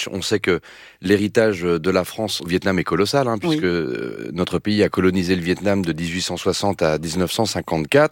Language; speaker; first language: French; native; French